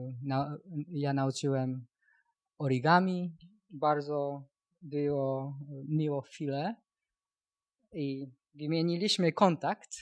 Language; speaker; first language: Polish; non-native, learner; Japanese